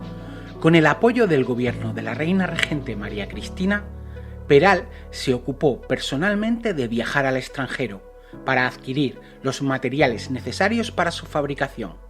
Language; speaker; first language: Spanish; native; Spanish